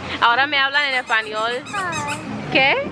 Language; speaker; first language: Spanish; non-native, fluent; English